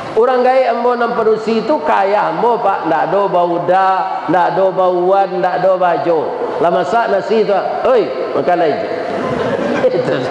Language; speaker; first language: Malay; non-native, local second language; Minangkabau